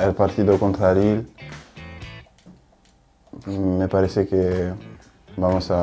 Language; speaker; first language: Spanish; non-native, learner; French